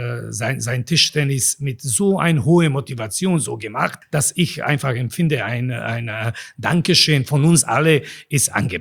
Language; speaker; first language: German; non-native, fluent; Bosnian